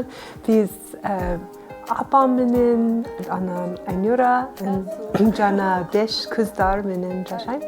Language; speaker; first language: Kyrgyz; non-native, learner; English